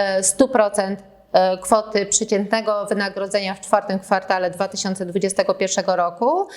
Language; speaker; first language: Polish; native; Polish